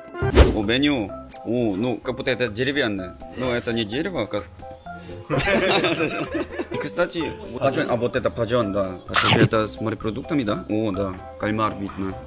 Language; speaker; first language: Russian; non-native, fluent; Korean